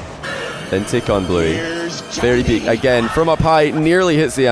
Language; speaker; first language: English; native; English